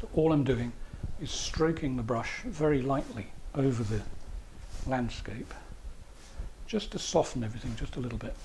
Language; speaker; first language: English; native; English